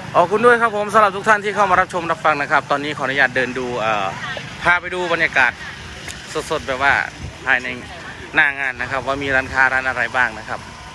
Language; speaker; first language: Thai; native; Thai